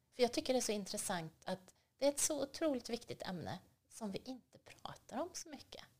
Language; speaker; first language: Swedish; native; Swedish